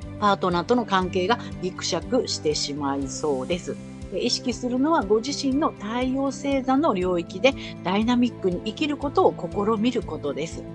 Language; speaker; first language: Japanese; native; Japanese